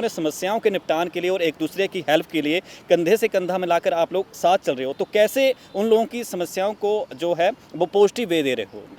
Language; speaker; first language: Hindi; native; Hindi